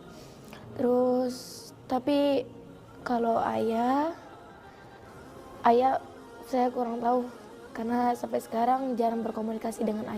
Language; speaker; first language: Indonesian; native; Indonesian